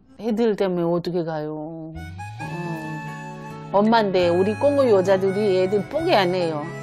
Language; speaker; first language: Korean; non-native, learner; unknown